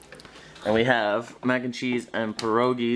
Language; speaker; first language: English; native; English